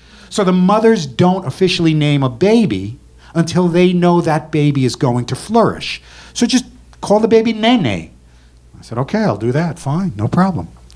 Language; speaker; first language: English; native; English